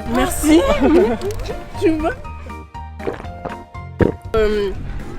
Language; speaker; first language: French; native; French